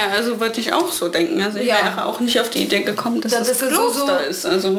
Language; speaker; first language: German; native; German